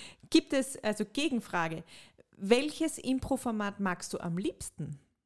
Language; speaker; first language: German; native; German